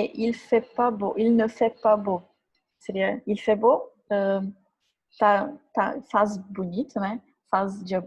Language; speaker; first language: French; non-native, fluent; Portuguese